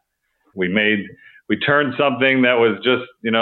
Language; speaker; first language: English; native; English